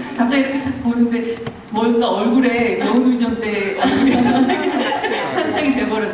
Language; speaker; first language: Korean; native; Korean